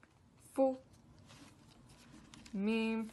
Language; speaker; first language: Arabic; non-native, learner; English